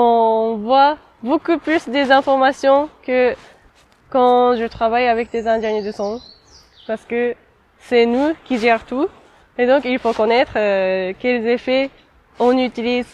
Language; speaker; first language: French; non-native, fluent; Japanese